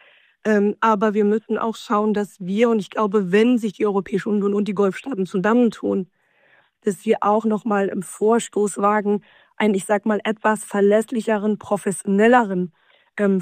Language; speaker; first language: German; native; German